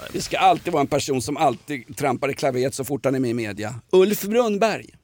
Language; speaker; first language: Swedish; native; Swedish